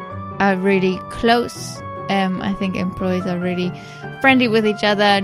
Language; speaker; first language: English; non-native, fluent; German